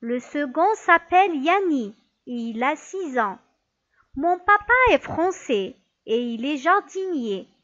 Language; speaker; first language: French; non-native, local second language; Arabic